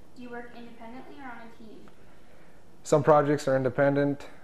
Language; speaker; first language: English; native; English